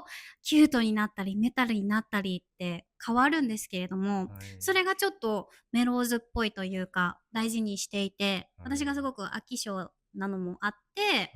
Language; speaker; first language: Japanese; native; Japanese